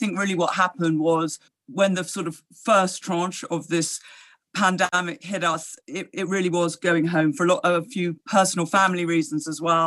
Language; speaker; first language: English; native; English